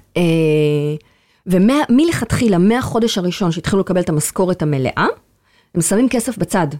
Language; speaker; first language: Hebrew; native; Hebrew